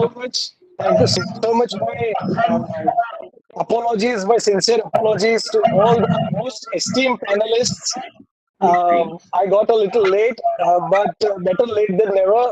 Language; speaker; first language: English; non-native, local second language; Gujarati